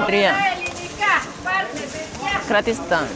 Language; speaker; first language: Greek; early bilingual, heritage; French